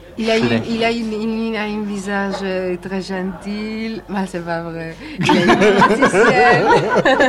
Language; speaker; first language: French; non-native, learner; Italian